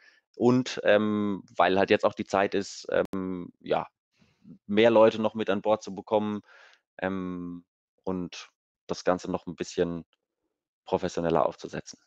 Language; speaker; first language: German; native; German